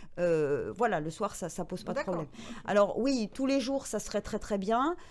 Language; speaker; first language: French; native; French